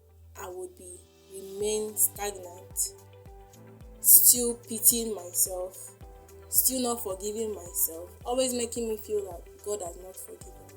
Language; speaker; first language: English; non-native, local second language; Igbo